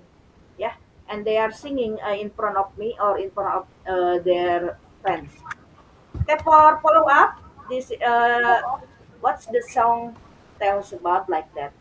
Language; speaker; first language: English; non-native, learner; Indonesian